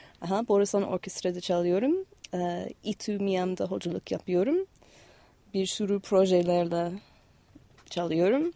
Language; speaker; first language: Turkish; non-native, fluent; English